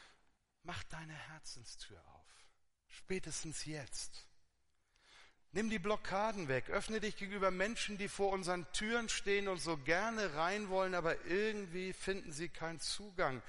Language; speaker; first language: German; native; German